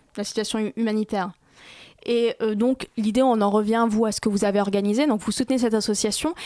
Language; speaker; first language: French; native; French